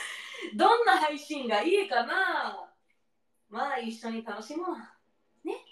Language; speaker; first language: Japanese; non-native, learner; English